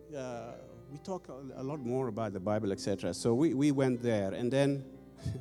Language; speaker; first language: English; non-native, fluent; Amharic